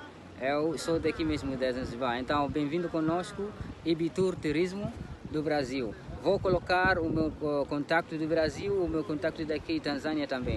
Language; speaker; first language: Portuguese; non-native, learner; Swahili